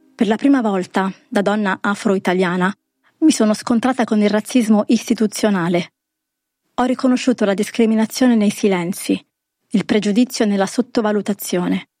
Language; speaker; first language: Italian; native; Italian